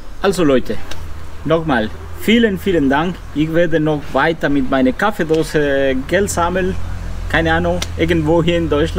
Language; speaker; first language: German; non-native, fluent; Spanish